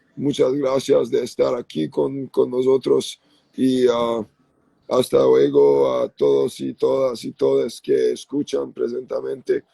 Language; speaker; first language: Spanish; non-native, learner; English